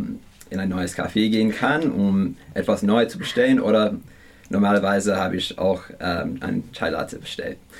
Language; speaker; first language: German; non-native, learner; English